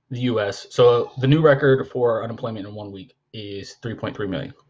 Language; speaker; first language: English; native; English